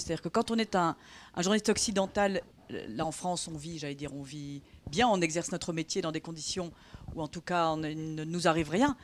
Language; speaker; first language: French; native; French